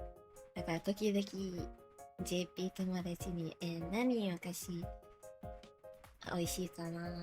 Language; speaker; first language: Japanese; non-native, learner; English